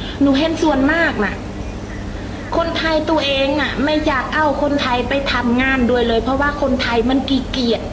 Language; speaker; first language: Thai; non-native, fluent; Khmer